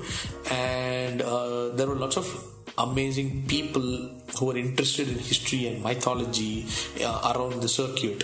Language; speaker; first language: English; non-native, local second language; Tamil